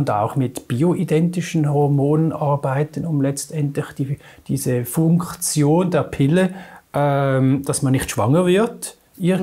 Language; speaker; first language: German; native; German